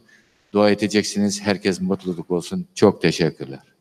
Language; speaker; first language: Turkish; non-native, learner; Uyghur